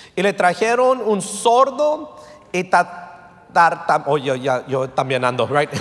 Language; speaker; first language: Spanish; early bilingual, heritage; Spanish